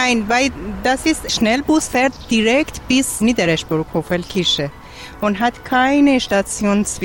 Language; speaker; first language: German; non-native, learner; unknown